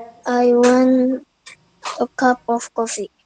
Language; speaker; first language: English; non-native, learner; Indonesian